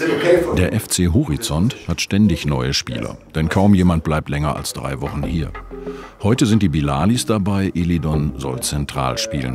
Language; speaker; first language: German; native; German